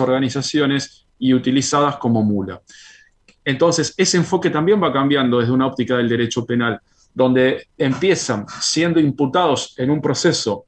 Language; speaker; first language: Spanish; native; Spanish